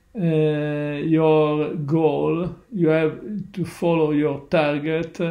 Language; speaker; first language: English; non-native, learner; Italian